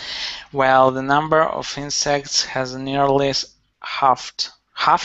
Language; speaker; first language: English; non-native, learner; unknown